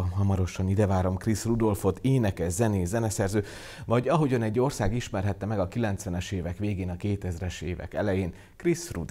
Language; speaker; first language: Hungarian; native; Hungarian